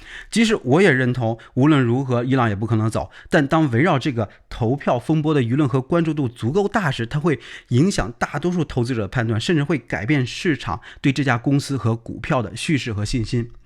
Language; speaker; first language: Chinese; native; Chinese